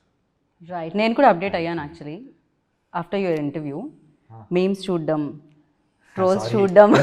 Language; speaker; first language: Telugu; native; Telugu